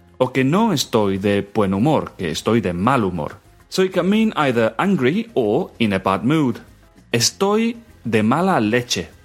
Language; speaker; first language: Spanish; native; Spanish